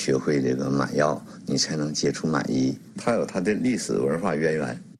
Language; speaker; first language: Chinese; native; Chinese